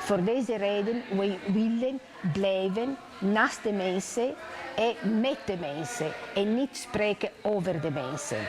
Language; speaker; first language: Dutch; non-native, learner; French